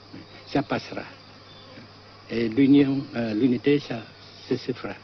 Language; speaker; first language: French; non-native, local second language; Vietnamese